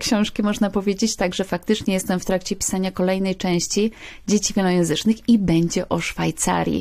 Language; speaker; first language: Polish; native; Polish